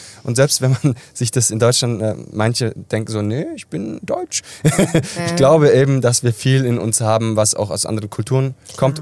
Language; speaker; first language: German; early bilingual, other home language; Italian